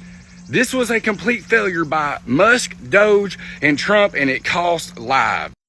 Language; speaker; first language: English; native; English